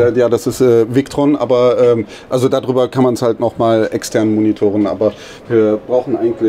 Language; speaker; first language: German; native; German